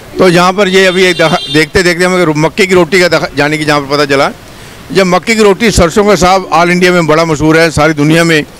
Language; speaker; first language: Hindi; native; Hindi